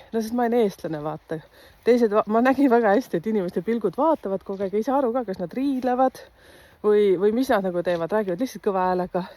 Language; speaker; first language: Estonian; native; Estonian